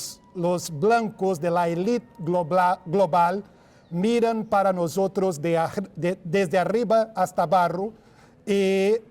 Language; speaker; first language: Spanish; non-native, fluent; Portuguese